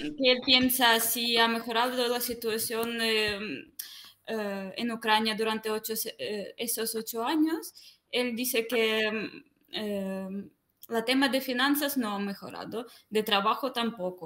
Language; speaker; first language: Spanish; non-native, fluent; Russian